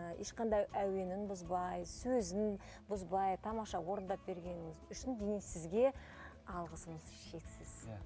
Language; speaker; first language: Kazakh; native; Kazakh